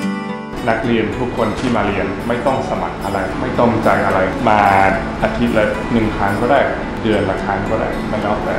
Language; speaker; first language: Thai; non-native, fluent; English